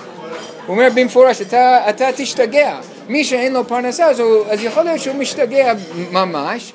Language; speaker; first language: Hebrew; non-native, fluent; English